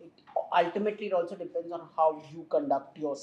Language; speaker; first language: English; non-native, local second language; Hindi